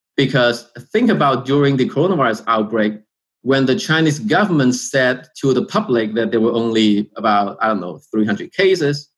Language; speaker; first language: English; non-native, fluent; Chinese